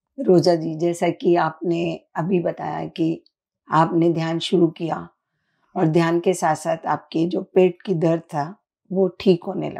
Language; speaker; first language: Hindi; native; Hindi